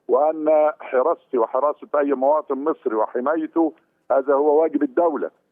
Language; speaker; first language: Arabic; native; Arabic